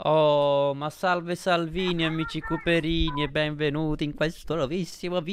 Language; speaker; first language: Italian; native; Italian